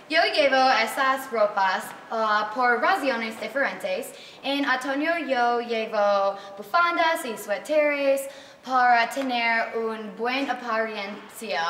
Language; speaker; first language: Spanish; non-native, learner; English